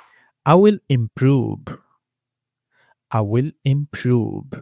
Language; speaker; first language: English; non-native, fluent; Bangla